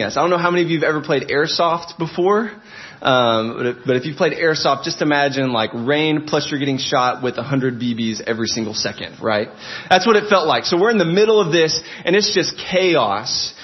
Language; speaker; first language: English; native; English